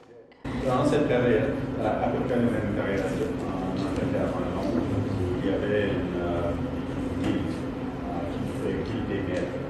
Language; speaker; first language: French; non-native, learner; English